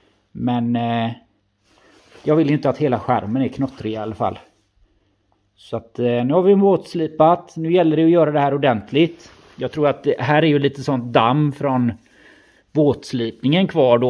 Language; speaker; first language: Swedish; native; Swedish